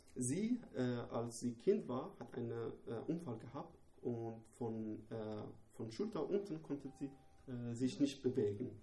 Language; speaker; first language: German; non-native, learner; Persian